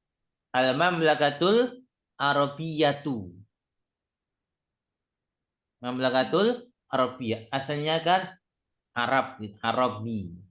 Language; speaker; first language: Arabic; non-native, learner; Indonesian